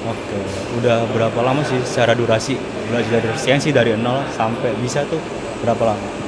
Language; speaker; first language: Indonesian; native; Indonesian